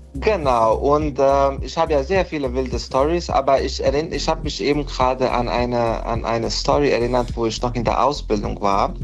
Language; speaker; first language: German; non-native, fluent; Bosnian